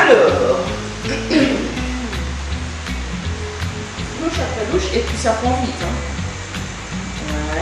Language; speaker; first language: French; native; French